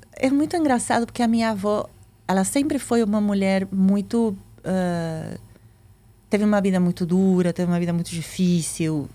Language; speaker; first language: Portuguese; non-native, fluent; Spanish